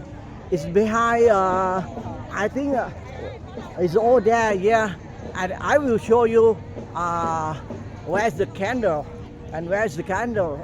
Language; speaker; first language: English; non-native, learner; Thai